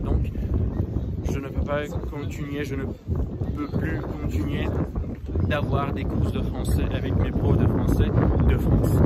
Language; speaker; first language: French; non-native, fluent; Russian